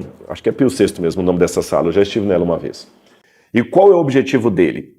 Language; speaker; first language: Portuguese; native; Portuguese